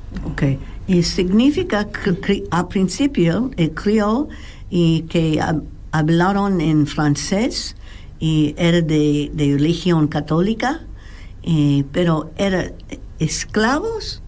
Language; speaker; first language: Spanish; non-native, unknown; English